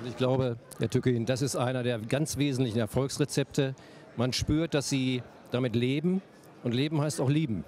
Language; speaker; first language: German; native; German